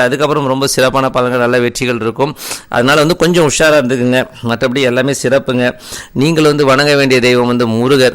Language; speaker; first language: Tamil; native; Tamil